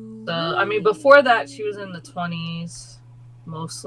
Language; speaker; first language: English; native; English